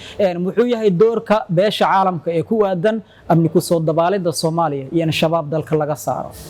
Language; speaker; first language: Somali; native; Somali